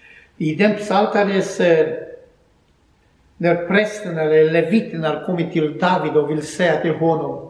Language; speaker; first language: Swedish; non-native, learner; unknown